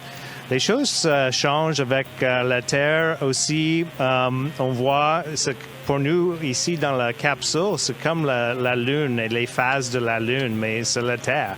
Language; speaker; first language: French; non-native, learner; English